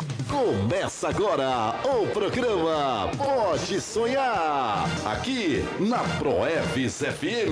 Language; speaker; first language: Portuguese; native; Portuguese